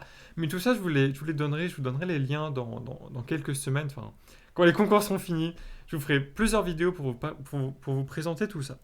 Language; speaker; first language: French; native; French